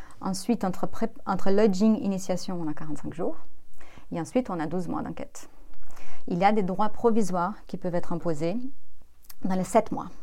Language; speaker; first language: French; non-native, fluent; Portuguese